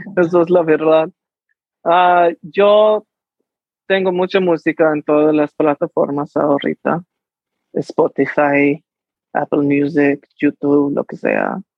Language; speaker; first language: Spanish; early bilingual, heritage; English